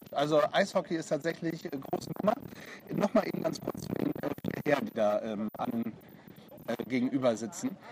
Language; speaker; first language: German; native; German